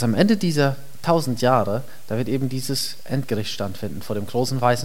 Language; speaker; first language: German; native; German